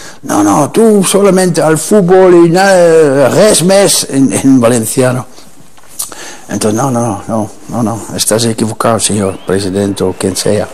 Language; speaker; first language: Spanish; non-native, fluent; Dutch